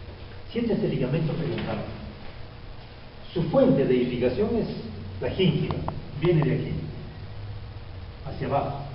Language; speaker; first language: Spanish; native; Spanish